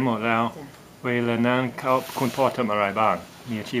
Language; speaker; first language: Thai; non-native, fluent; English